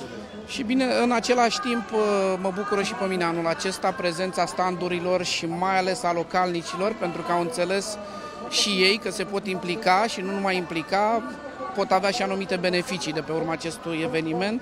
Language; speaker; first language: Romanian; native; Romanian